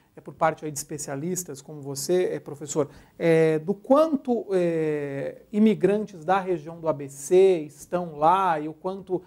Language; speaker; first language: Portuguese; native; Portuguese